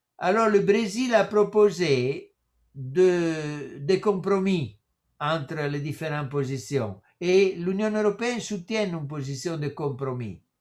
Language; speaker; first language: French; non-native, fluent; Italian